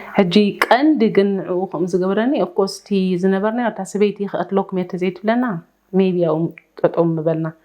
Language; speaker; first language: Tigrinya; early bilingual, heritage; Tigrinya